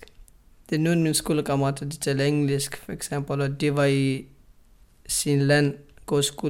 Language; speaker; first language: Danish; non-native, learner; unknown